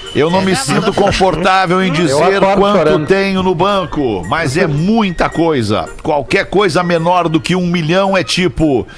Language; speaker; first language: Portuguese; native; Portuguese